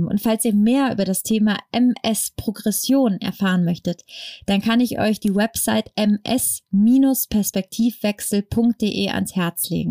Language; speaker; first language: German; native; German